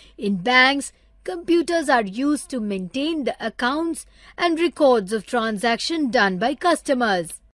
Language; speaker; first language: English; non-native, local second language; Urdu